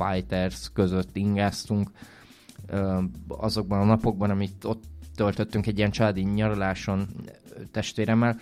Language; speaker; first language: Hungarian; native; Hungarian